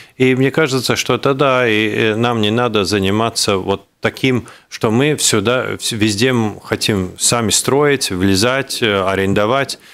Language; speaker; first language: Russian; non-native, local second language; Latvian